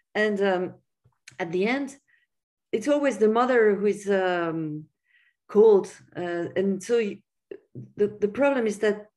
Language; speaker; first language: English; non-native, fluent; French